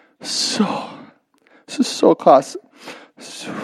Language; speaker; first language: German; non-native, learner; English